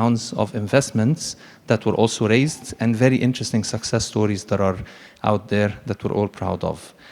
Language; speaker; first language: English; non-native, fluent; Arabic